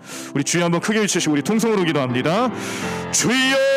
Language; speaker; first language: Korean; native; Korean